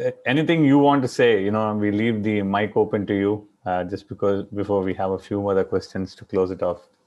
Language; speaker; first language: English; non-native, local second language; Tamil